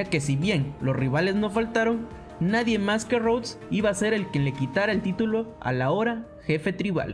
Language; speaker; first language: Spanish; native; Spanish